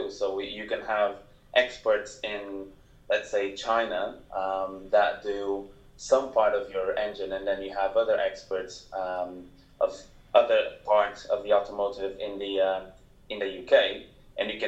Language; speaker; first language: English; non-native, fluent; Portuguese